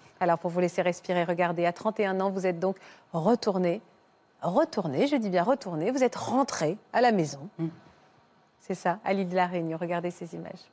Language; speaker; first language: French; native; French